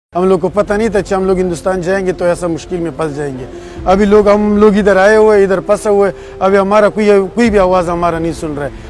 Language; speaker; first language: Hindi; non-native, learner; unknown